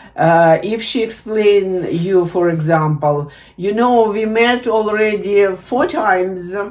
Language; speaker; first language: English; non-native, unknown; Russian